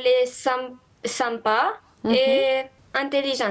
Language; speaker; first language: French; non-native, learner; Romanian